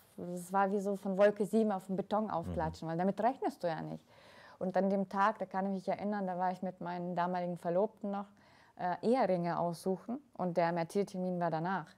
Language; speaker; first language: German; early bilingual, other home language; Russian